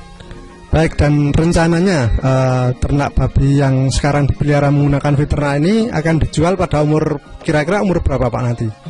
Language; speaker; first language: Indonesian; native; Indonesian